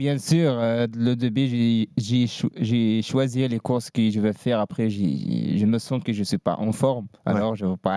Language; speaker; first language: French; non-native, learner; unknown